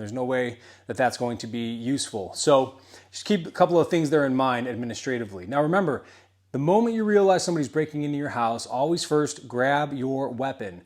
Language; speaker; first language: English; native; English